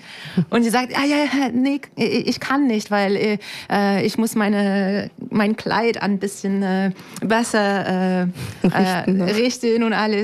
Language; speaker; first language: German; non-native, fluent; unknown